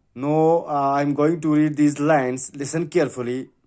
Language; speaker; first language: English; non-native, local second language; Urdu